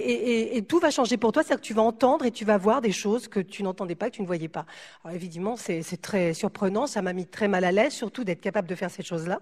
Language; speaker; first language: French; native; French